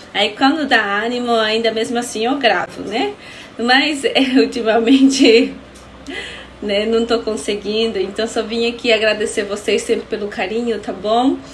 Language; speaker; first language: Portuguese; non-native, fluent; Spanish